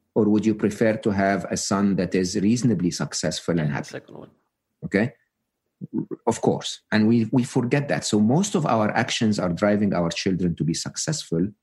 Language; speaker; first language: English; non-native, fluent; Arabic